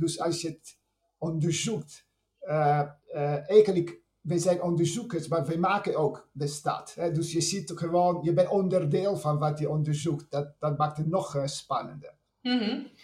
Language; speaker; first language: Dutch; non-native, fluent; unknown